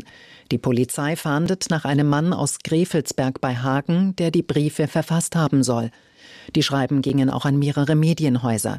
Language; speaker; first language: German; native; German